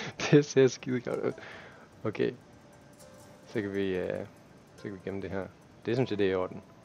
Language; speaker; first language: Danish; native; Danish